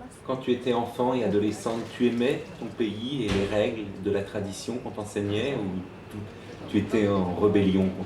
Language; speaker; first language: French; native; French